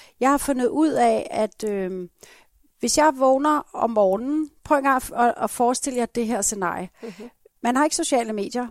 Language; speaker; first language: Danish; native; Danish